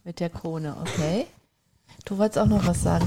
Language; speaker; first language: German; native; German